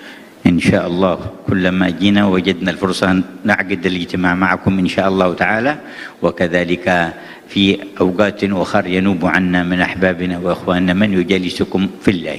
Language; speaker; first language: Arabic; native; Arabic